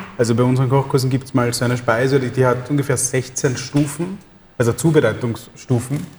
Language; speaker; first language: German; early bilingual, other home language; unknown